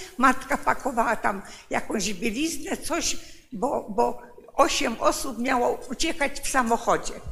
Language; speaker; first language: Polish; native; Polish